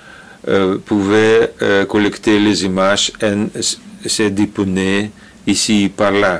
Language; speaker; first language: French; non-native, learner; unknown